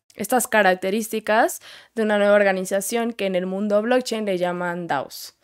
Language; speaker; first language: Spanish; native; Spanish